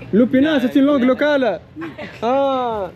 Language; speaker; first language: French; non-native, learner; Arabic